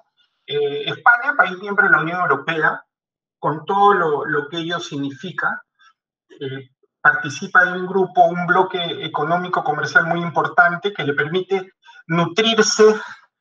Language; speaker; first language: Spanish; native; Spanish